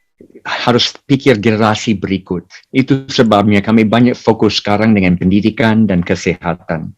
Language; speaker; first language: Indonesian; non-native, fluent; English